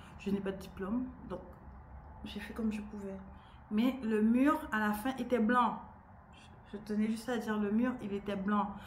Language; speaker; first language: French; native; French